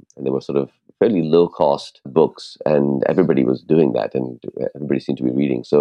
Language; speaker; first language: English; non-native, local second language; Urdu